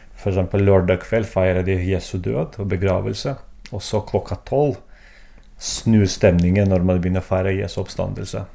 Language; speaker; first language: Norwegian; non-native, fluent; Russian